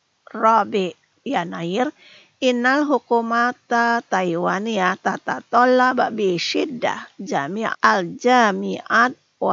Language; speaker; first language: Arabic; non-native, fluent; Indonesian